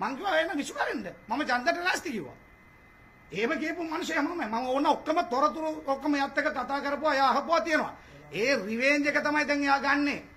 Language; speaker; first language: Sinhala; non-native, local second language; Tamil